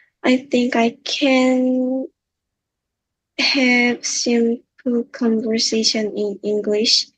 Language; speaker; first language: English; non-native, learner; Korean